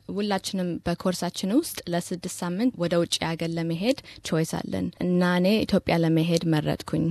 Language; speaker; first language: Amharic; early bilingual, heritage; Amharic